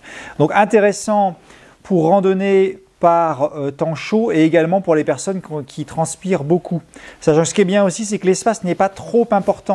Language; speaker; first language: French; native; French